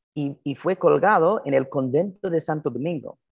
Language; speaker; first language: Spanish; non-native, fluent; English